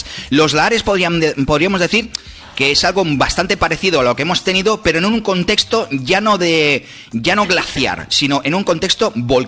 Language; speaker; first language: Spanish; native; Spanish